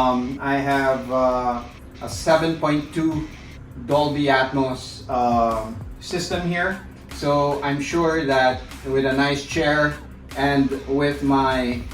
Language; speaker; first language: English; non-native, local second language; Filipino